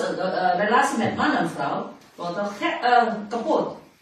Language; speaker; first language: Dutch; non-native, learner; Indonesian